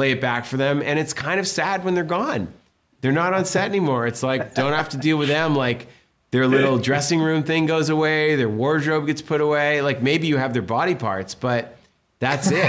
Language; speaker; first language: English; native; English